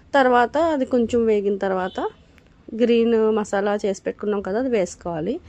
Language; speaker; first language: Telugu; non-native, local second language; Urdu